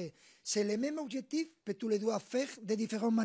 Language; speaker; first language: French; non-native, fluent; Spanish